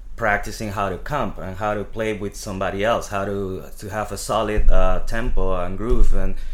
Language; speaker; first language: English; non-native, fluent; Spanish